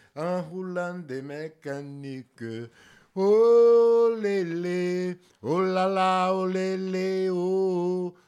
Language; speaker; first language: French; non-native, fluent; Portuguese